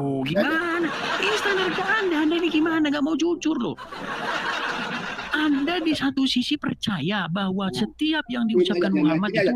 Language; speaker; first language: Indonesian; native; Indonesian